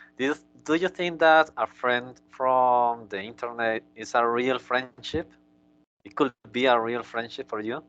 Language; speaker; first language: English; non-native, fluent; Spanish